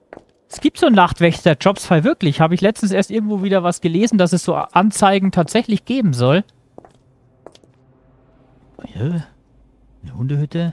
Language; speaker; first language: German; native; German